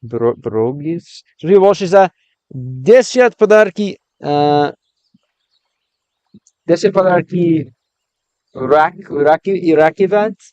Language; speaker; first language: Russian; non-native, learner; English